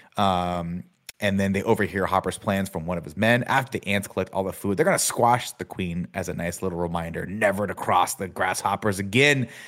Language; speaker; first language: English; native; English